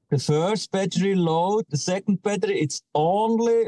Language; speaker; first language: English; non-native, learner; Swiss German